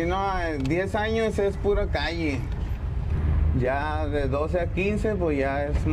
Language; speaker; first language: Spanish; native; Spanish